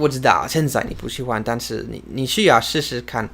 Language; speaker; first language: Chinese; non-native, learner; English